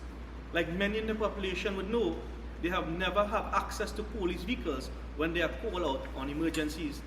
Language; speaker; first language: English; native; English